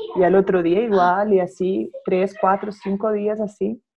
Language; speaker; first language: Spanish; non-native, fluent; Portuguese